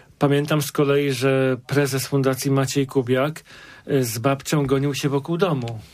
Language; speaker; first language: Polish; native; Polish